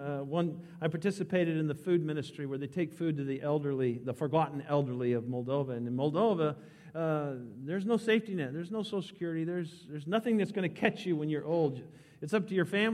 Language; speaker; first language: English; native; English